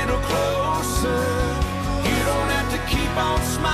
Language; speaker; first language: Thai; non-native, fluent; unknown